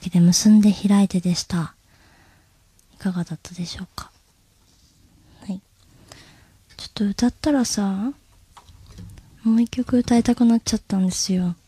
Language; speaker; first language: Japanese; native; Japanese